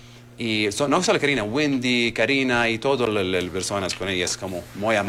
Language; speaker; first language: Spanish; non-native, learner; Arabic